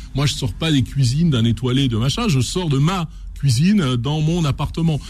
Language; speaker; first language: French; native; French